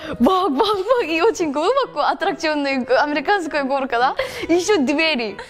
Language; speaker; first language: Russian; non-native, learner; Korean